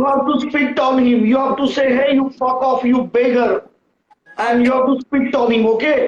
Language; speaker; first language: English; non-native, local second language; Hindi